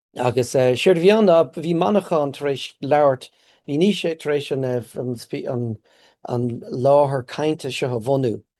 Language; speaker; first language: Irish; native; Irish